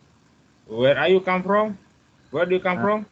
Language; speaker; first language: English; non-native, fluent; Malay